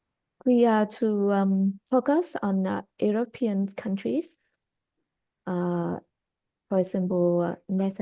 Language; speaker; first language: English; non-native, learner; Vietnamese